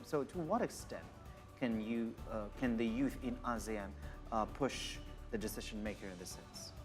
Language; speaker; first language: English; non-native, fluent; Indonesian